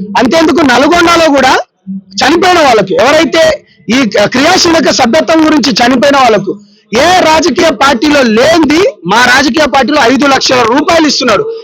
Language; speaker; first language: Telugu; native; Telugu